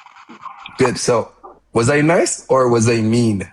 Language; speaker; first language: English; non-native, fluent; Amharic